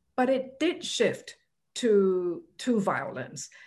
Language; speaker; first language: English; non-native, local second language; Cantonese